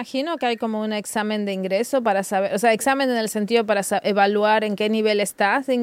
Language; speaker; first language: Spanish; native; Spanish